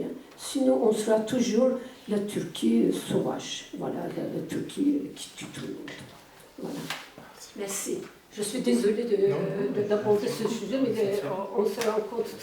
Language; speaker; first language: French; non-native, fluent; Turkish